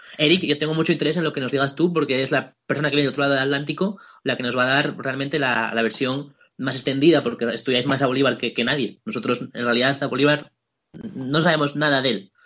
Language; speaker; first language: Spanish; native; Spanish